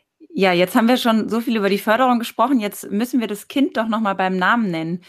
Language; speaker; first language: German; native; German